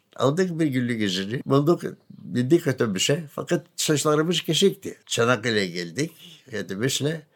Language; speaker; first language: Turkish; non-native, local second language; Greek